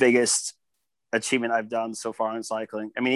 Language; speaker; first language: English; native; English